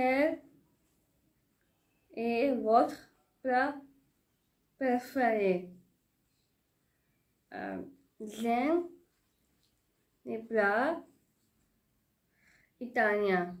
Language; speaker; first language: French; non-native, learner; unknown